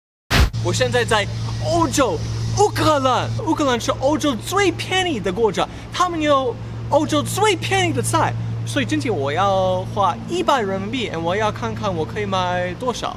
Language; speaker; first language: Chinese; non-native, fluent; English